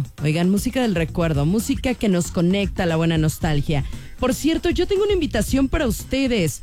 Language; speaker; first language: Spanish; native; Spanish